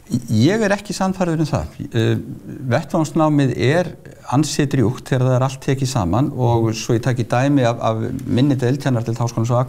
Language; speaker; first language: Icelandic; native; Icelandic